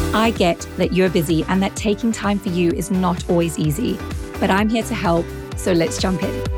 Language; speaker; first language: English; native; English